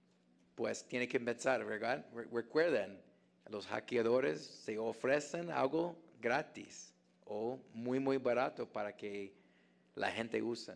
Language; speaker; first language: Spanish; non-native, fluent; English